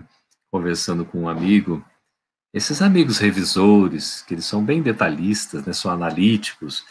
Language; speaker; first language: Portuguese; native; Portuguese